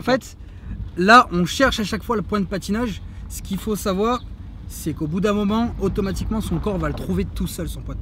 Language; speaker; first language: French; native; French